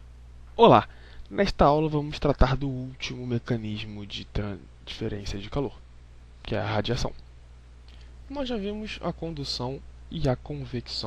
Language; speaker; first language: Portuguese; native; Portuguese